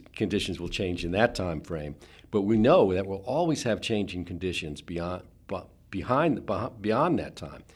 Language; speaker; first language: English; native; English